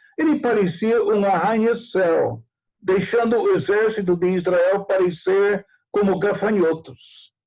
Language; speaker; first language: Portuguese; non-native, fluent; English